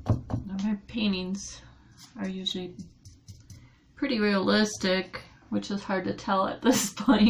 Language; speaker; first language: English; native; English